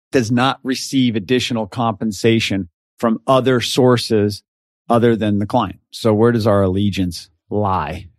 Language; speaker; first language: English; native; English